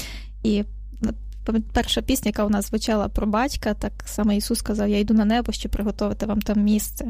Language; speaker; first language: Ukrainian; native; Ukrainian